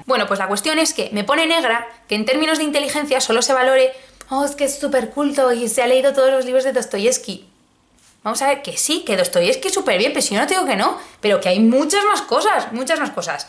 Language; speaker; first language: Spanish; native; Spanish